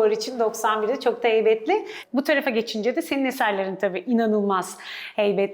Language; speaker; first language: Turkish; native; Turkish